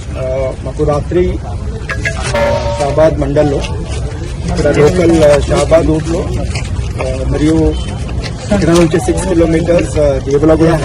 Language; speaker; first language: Telugu; non-native, local second language; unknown